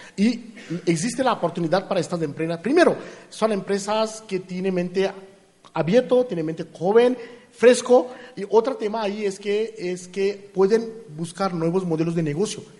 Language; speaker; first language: Spanish; non-native, fluent; Marathi